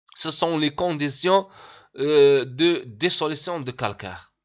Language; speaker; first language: French; non-native, local second language; Arabic